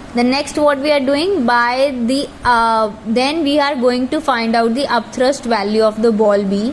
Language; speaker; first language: English; non-native, local second language; Hindi